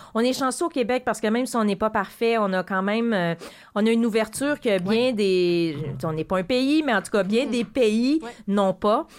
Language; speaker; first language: French; native; French